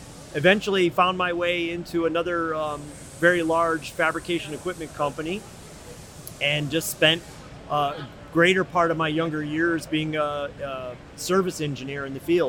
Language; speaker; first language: English; native; English